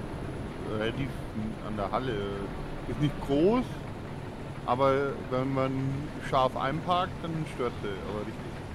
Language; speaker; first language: German; native; German